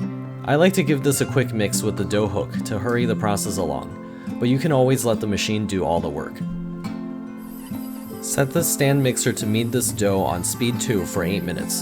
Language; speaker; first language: English; native; English